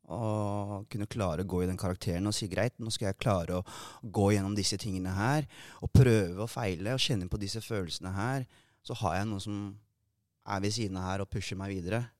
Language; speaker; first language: Norwegian; early bilingual, other home language; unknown